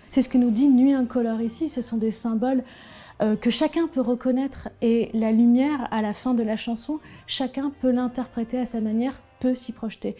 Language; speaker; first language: French; native; French